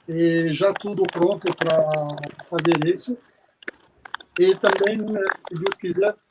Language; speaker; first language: Portuguese; non-native, fluent; Arabic